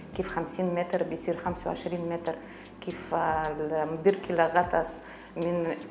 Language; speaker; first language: Arabic; non-native, fluent; Russian